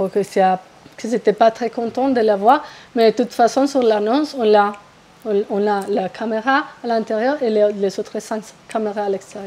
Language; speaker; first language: French; non-native, fluent; Spanish